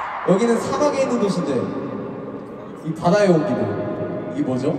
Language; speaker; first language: Korean; native; Korean